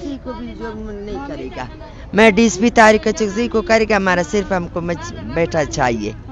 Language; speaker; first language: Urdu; non-native, local second language; Baluchi